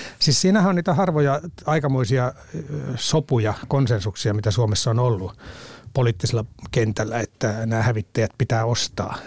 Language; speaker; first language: Finnish; native; Finnish